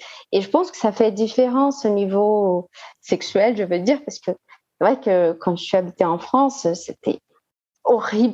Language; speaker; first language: French; non-native, fluent; Portuguese